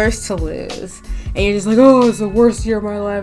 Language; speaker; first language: English; native; English